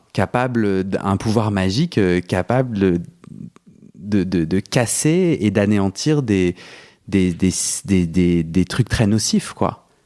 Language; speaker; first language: French; native; French